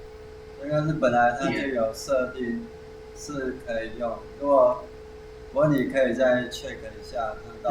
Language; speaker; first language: Chinese; native; Chinese